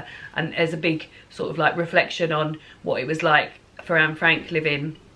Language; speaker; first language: English; native; English